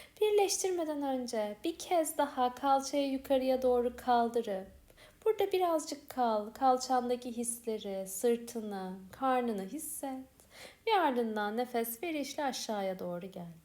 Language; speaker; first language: Turkish; native; Turkish